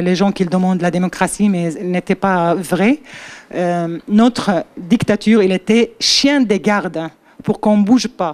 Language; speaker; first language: French; non-native, learner; Arabic